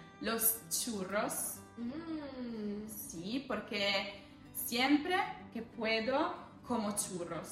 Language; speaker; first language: Spanish; non-native, fluent; Italian